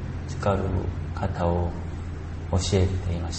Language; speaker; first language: Japanese; non-native, learner; Korean